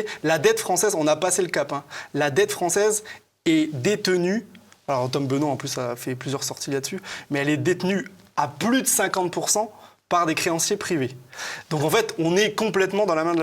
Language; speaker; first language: French; native; French